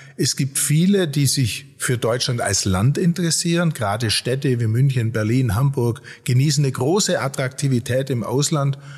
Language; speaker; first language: German; native; German